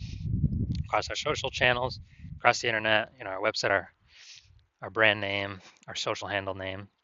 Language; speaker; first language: English; native; English